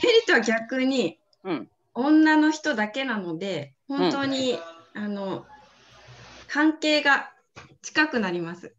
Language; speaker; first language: Japanese; non-native, learner; Indonesian